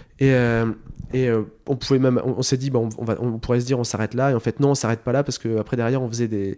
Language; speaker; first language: French; native; French